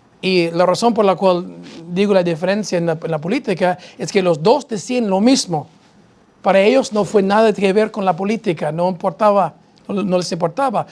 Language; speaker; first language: Spanish; non-native, fluent; English